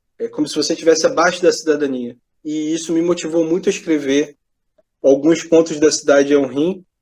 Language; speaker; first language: Portuguese; native; Portuguese